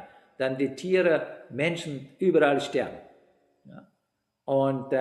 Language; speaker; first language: German; non-native, fluent; Sinhala